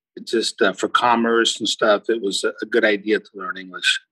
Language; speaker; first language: English; early bilingual, other home language; Portuguese